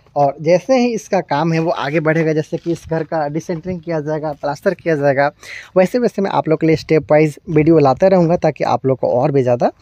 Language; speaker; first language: Hindi; native; Hindi